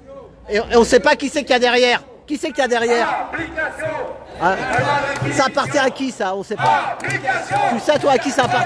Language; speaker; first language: French; native; French